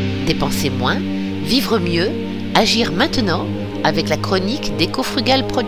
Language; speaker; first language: French; native; French